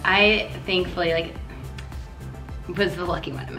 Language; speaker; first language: English; native; English